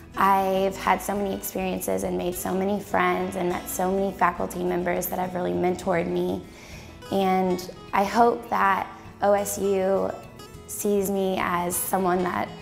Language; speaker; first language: English; native; English